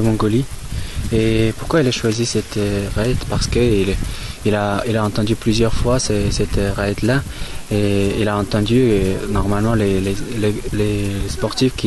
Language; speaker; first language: French; non-native, learner; Mongolian